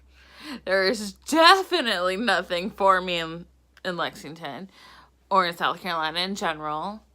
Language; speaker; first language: English; native; English